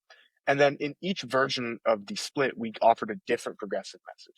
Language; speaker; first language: English; native; English